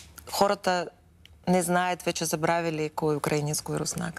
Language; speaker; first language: Bulgarian; non-native, fluent; Russian